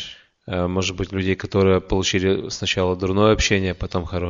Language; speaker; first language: Russian; native; Russian